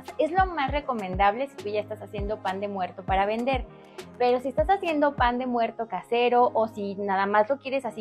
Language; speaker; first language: Spanish; native; Spanish